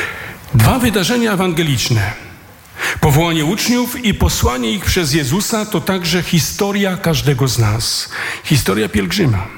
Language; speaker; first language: Polish; native; Polish